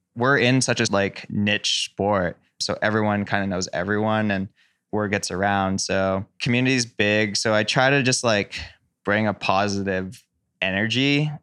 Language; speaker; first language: English; early bilingual, other home language; Cantonese